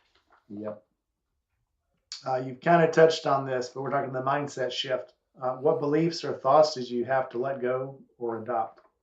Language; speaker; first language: English; native; English